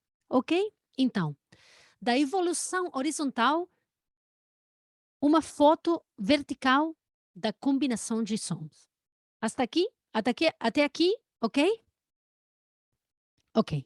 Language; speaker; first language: Portuguese; non-native, learner; Spanish